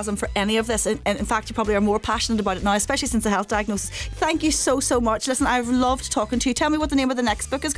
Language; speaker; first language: English; native; English